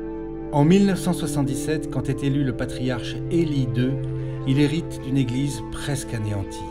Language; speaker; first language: French; native; French